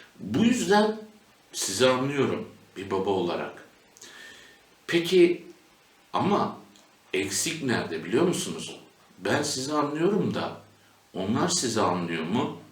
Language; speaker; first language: Turkish; native; Turkish